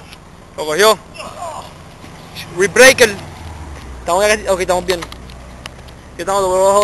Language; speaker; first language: Spanish; native; Spanish